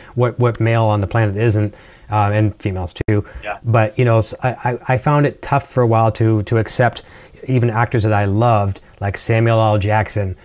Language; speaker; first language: English; native; English